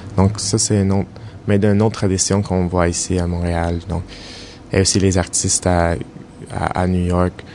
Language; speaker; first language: French; non-native, fluent; English